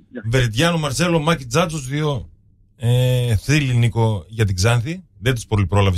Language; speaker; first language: Greek; native; Greek